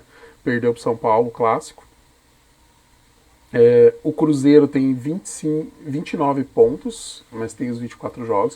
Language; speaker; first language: Portuguese; native; Portuguese